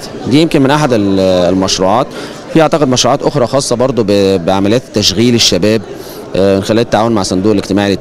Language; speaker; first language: Arabic; native; Arabic